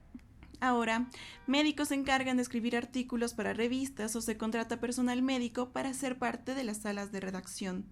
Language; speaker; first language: Spanish; native; Spanish